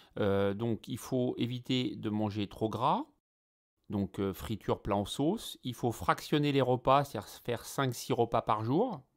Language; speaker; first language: French; native; French